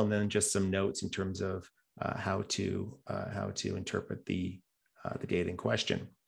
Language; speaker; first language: English; native; English